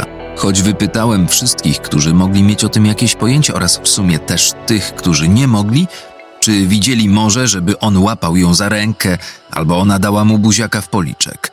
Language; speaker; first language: Polish; native; Polish